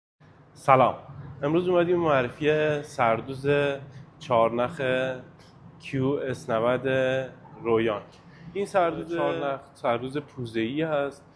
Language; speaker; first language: Persian; native; Persian